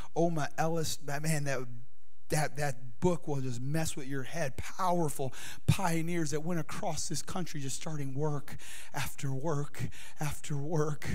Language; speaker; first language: English; native; English